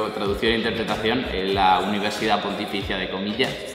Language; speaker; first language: Spanish; native; Spanish